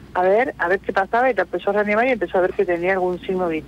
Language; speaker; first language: Spanish; native; Spanish